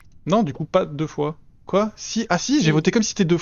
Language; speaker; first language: French; native; French